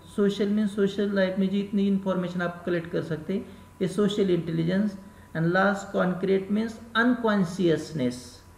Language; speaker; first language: Hindi; non-native, local second language; Marathi